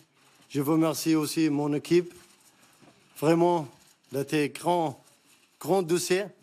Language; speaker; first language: French; non-native, learner; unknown